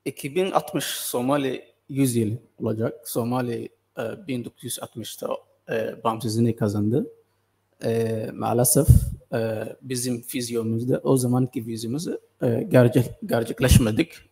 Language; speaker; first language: Turkish; non-native, fluent; Somali